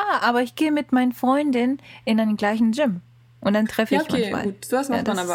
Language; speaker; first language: German; non-native, learner; Japanese